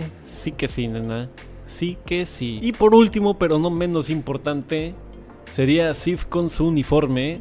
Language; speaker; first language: Spanish; native; Spanish